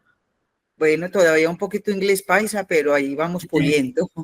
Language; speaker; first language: Spanish; native; Spanish